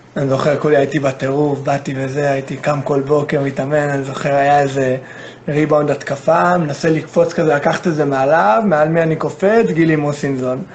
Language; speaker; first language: Hebrew; non-native, fluent; English